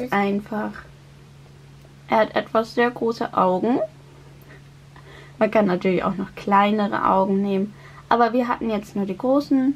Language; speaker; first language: German; native; German